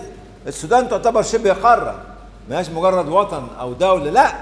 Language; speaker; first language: Arabic; native; Arabic